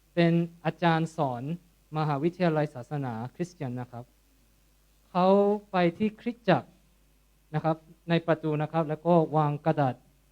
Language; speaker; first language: Thai; non-native, fluent; Korean